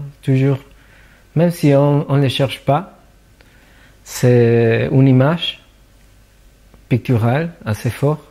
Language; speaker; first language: French; non-native, fluent; Spanish